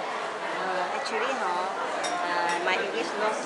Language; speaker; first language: English; non-native, local second language; Chinese